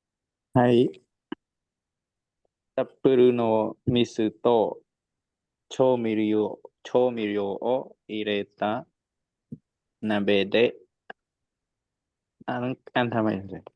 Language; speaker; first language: Japanese; non-native, learner; Khmer